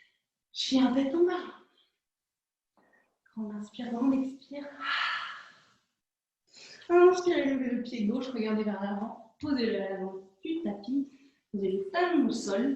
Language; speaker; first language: French; native; French